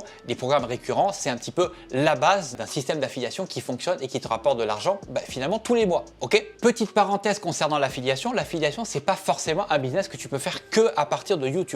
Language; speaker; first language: French; native; French